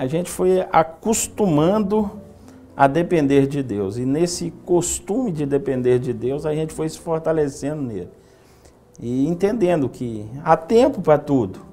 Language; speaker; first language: Portuguese; native; Portuguese